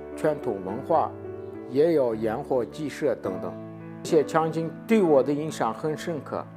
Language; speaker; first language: Chinese; native; Chinese